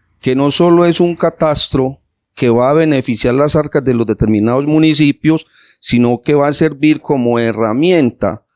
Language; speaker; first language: Spanish; native; Spanish